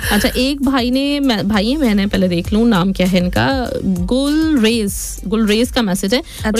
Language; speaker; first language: Hindi; native; Hindi